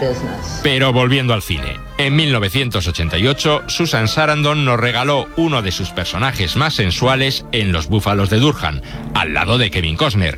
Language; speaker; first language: Spanish; native; Spanish